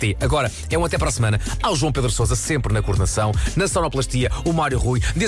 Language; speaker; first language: Portuguese; native; Portuguese